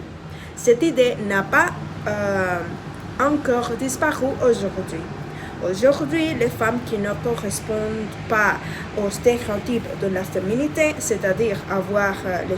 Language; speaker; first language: French; non-native, fluent; Spanish